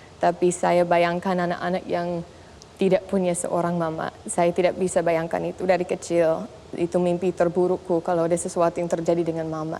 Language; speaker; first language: Indonesian; non-native, fluent; English